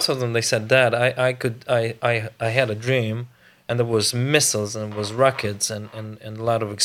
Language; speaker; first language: English; non-native, fluent; Ukrainian